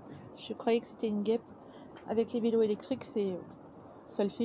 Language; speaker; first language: French; native; French